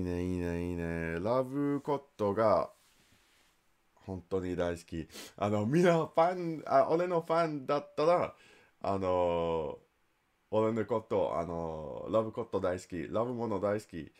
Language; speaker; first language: Japanese; non-native, learner; English